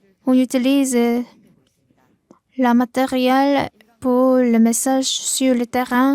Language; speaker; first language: French; non-native, learner; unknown